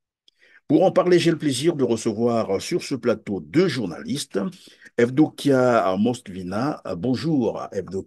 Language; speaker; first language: French; native; French